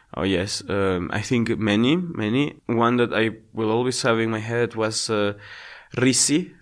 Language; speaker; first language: English; non-native, fluent; Spanish